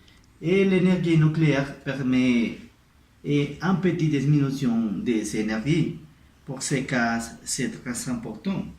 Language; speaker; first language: French; non-native, learner; Spanish